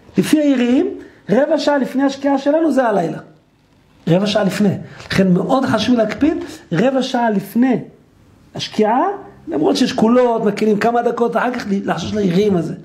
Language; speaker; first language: Hebrew; native; Hebrew